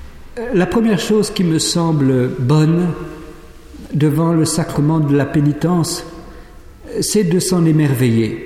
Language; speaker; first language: French; native; French